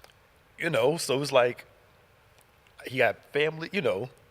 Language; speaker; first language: English; native; English